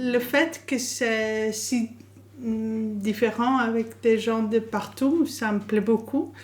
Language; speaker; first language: French; non-native, fluent; English